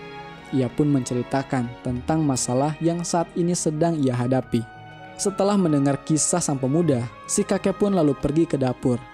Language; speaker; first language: Indonesian; native; Indonesian